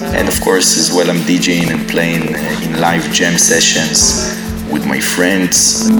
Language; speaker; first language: English; non-native, fluent; Hebrew